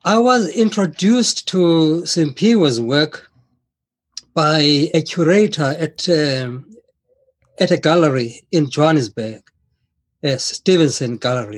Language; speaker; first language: English; non-native, local second language; Xhosa